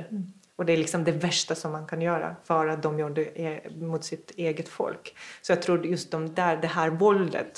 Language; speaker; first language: Swedish; non-native, fluent; Russian